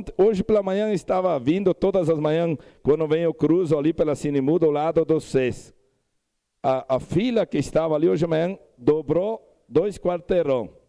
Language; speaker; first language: Portuguese; native; Portuguese